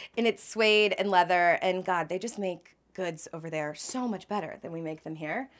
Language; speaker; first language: English; native; English